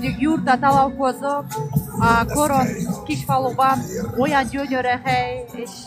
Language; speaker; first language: Hungarian; non-native, learner; Kazakh